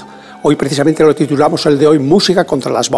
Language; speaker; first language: Spanish; native; Spanish